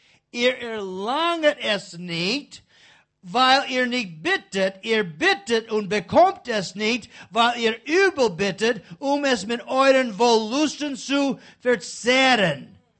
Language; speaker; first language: German; non-native, learner; English